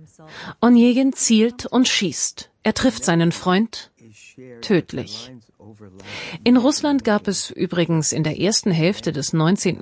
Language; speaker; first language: German; native; German